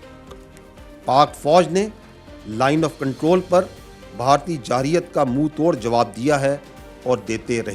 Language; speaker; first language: Urdu; native; Urdu